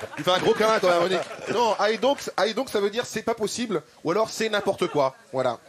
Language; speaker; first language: French; native; French